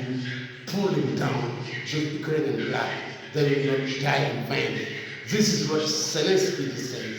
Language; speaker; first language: English; non-native, fluent; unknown